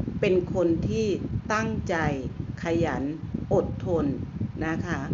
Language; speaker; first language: Thai; native; Thai